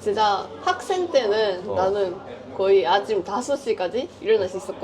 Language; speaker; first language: Korean; non-native, fluent; Japanese